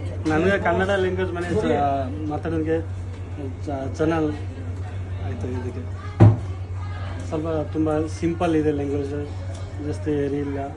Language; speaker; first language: Kannada; non-native, learner; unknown